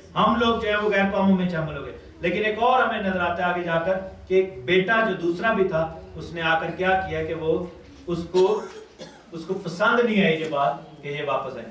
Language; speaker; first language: Urdu; non-native, local second language; Pashto